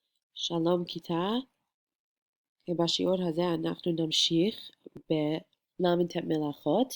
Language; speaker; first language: Hebrew; non-native, fluent; English